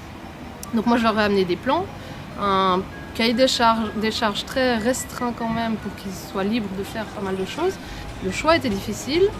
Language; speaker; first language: French; native; French